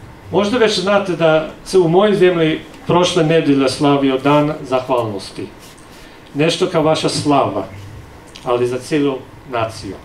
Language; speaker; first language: Serbian; non-native, fluent; English